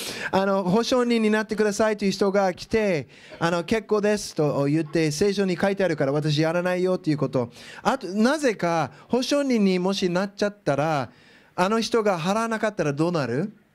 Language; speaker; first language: Japanese; non-native, fluent; English